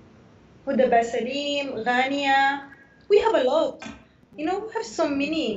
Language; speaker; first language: English; non-native, learner; Arabic